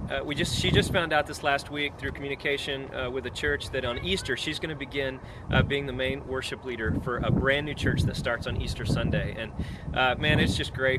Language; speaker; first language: English; native; English